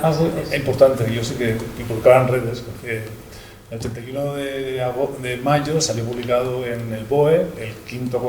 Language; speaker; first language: Spanish; native; Spanish